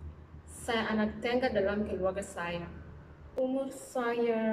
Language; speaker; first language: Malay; non-native, learner; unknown